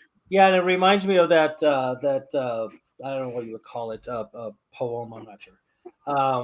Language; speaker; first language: English; native; English